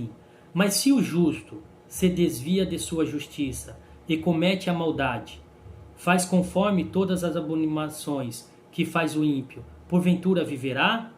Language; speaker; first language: Portuguese; native; Portuguese